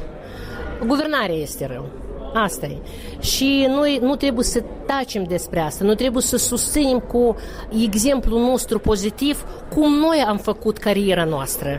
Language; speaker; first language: Romanian; non-native, local second language; Russian